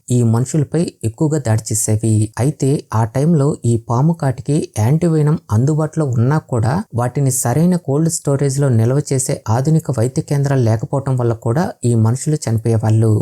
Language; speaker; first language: Telugu; native; Telugu